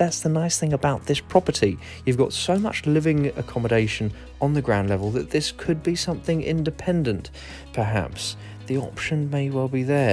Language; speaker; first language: English; native; English